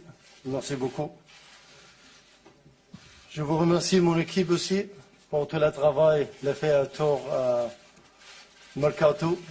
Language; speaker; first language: French; non-native, learner; Arabic